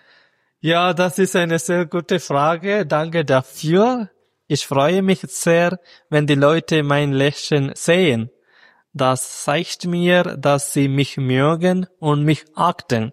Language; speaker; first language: German; non-native, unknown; Malayalam